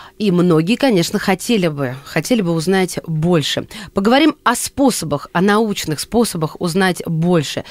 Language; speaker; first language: Russian; native; Russian